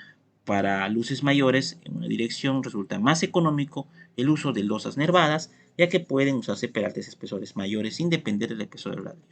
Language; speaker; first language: Spanish; native; Spanish